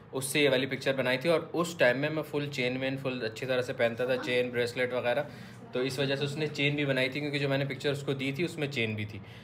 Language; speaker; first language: Hindi; native; Hindi